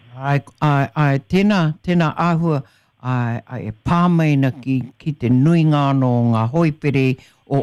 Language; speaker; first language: Māori; native; Māori